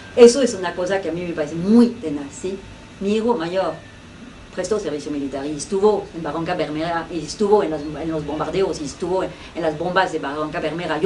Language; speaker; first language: Spanish; non-native, fluent; French